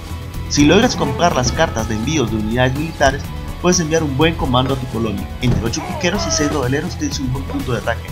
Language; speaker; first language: Spanish; native; Spanish